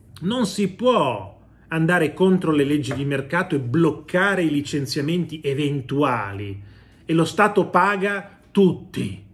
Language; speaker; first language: Italian; native; Italian